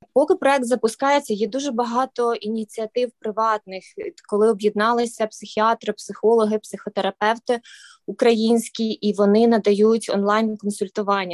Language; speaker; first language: Ukrainian; native; Ukrainian